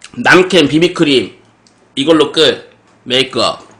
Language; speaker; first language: Korean; native; Korean